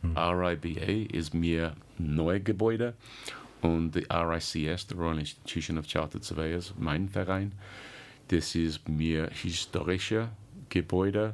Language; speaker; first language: German; non-native, learner; English